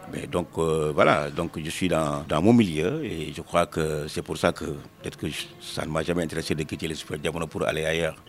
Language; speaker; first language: French; non-native, local second language; Wolof